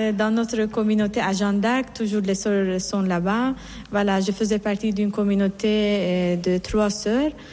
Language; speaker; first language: French; non-native, fluent; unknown